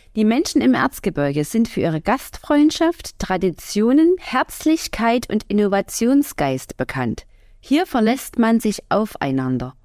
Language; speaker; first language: German; native; German